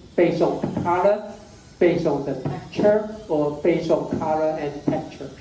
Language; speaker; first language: English; non-native, fluent; Chinese